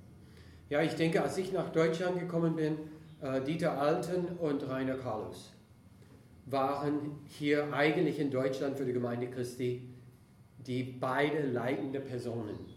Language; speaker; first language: German; non-native, fluent; English